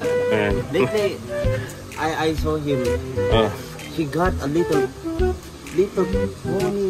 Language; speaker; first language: English; non-native, learner; Filipino